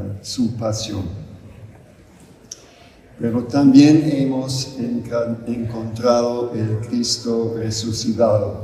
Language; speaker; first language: Spanish; non-native, fluent; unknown